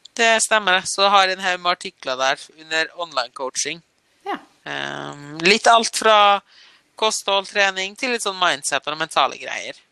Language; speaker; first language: Norwegian; early bilingual, other home language; German